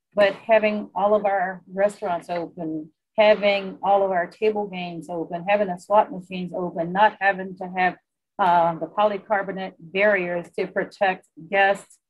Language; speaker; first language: English; native; English